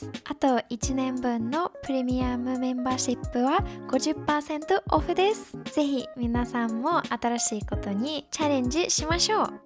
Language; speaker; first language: Japanese; non-native, fluent; English